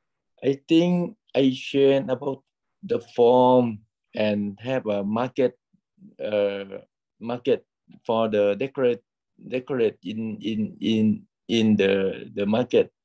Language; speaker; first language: English; non-native, learner; Thai